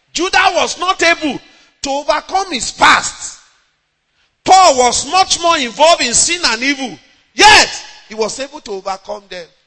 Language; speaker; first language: English; non-native, local second language; Yoruba